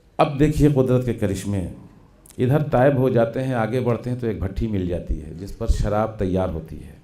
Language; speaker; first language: Urdu; native; Urdu